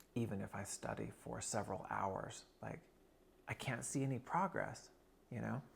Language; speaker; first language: English; native; English